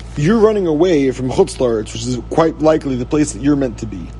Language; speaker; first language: English; native; English